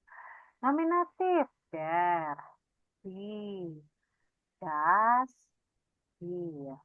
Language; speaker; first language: German; non-native, fluent; Indonesian